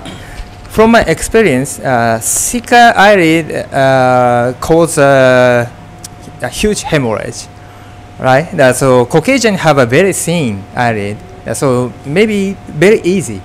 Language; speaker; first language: English; non-native, fluent; Japanese